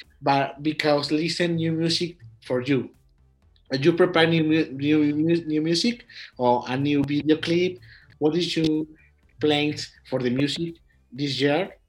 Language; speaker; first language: English; non-native, learner; Spanish